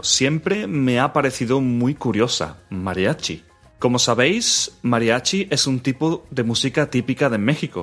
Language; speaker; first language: Spanish; native; Spanish